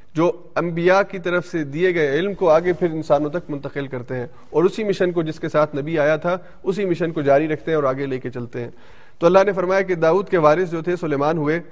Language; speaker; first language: Urdu; early bilingual, heritage; Urdu